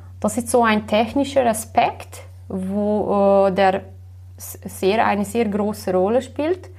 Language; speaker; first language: German; non-native, fluent; Slovenian